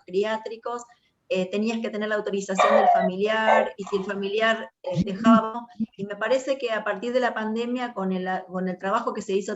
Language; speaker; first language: Spanish; native; Spanish